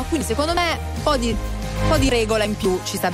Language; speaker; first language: Italian; native; Italian